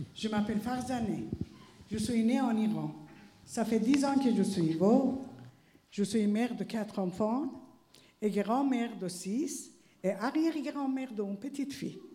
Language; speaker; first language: French; non-native, learner; Persian